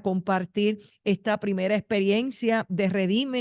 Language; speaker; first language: Spanish; native; Spanish